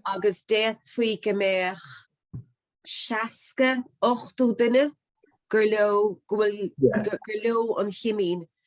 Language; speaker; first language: Irish; native; Irish